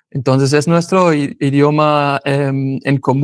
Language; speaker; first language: Spanish; non-native, fluent; German